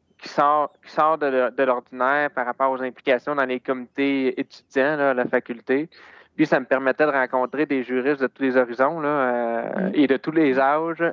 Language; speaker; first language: French; native; French